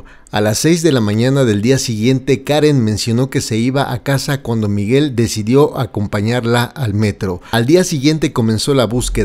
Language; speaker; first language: Spanish; native; Spanish